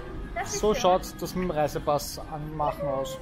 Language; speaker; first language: German; native; German